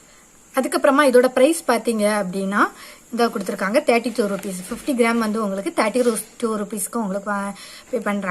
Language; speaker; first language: Tamil; native; Tamil